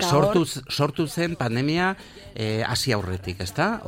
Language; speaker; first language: Basque; native; Basque